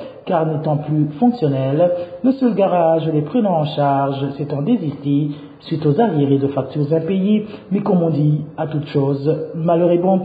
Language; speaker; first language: French; non-native, local second language; Rundi